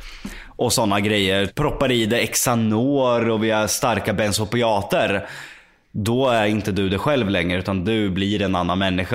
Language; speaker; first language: Swedish; native; Swedish